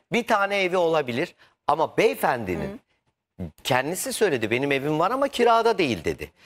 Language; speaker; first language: Turkish; native; Turkish